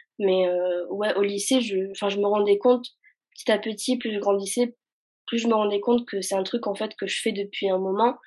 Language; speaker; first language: French; early bilingual, other home language; Arabic